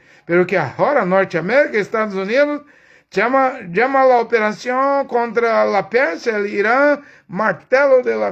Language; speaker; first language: Spanish; non-native, learner; Portuguese